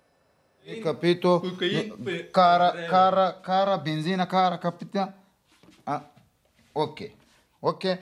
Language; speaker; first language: Italian; non-native, learner; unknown